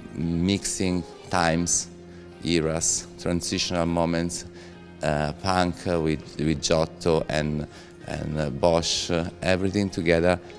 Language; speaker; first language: English; non-native, fluent; Italian